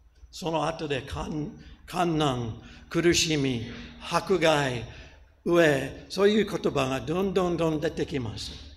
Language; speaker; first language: Japanese; non-native, fluent; English